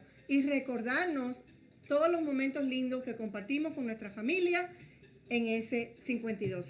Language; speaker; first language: Spanish; early bilingual, heritage; Spanish